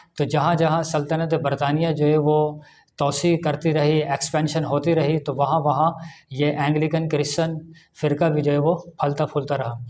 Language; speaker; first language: Urdu; native; Urdu